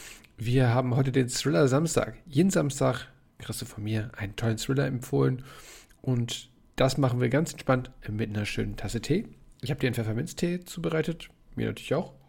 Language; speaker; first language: German; native; German